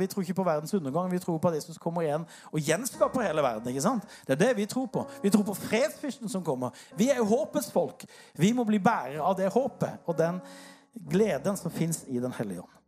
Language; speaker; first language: Norwegian; native; Norwegian